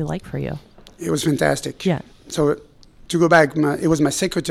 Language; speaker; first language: English; non-native, fluent; French